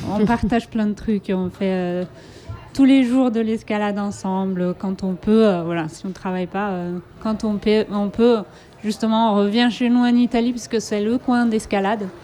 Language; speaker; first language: French; non-native, local second language; Italian